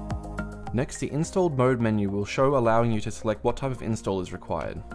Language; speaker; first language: English; native; English